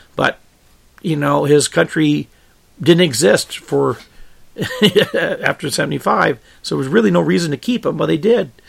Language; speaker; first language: English; native; English